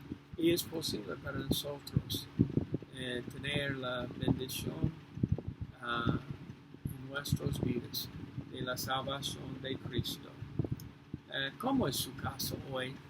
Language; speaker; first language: Spanish; non-native, fluent; English